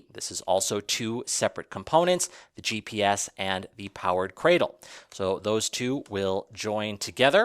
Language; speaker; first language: English; native; English